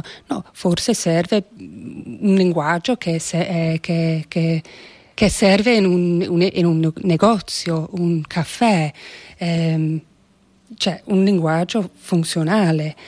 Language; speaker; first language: Italian; non-native, fluent; English